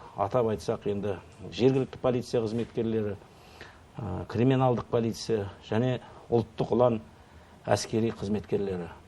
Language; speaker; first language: Kazakh; native; Kazakh